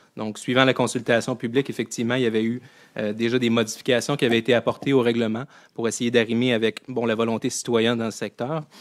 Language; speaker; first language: French; native; French